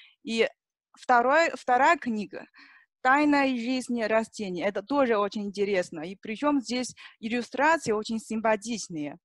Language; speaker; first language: Russian; non-native, learner; Chinese